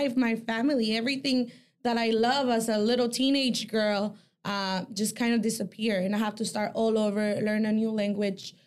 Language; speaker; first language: English; early bilingual, other home language; Spanish